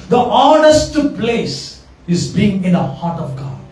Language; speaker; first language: English; non-native, local second language; Tamil